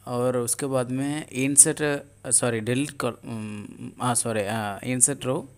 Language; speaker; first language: Hindi; non-native, local second language; Tamil